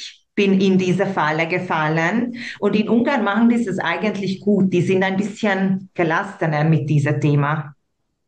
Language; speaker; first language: German; non-native, local second language; Hungarian